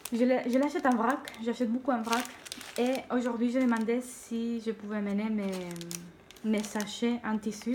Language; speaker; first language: French; non-native, fluent; Spanish